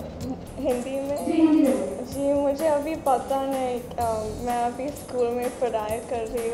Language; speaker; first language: Hindi; non-native, local second language; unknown